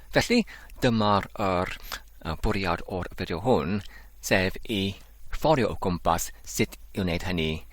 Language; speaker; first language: Welsh; non-native, learner; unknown